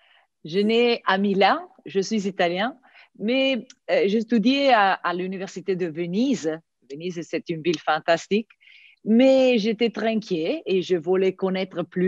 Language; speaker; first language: French; non-native, fluent; Italian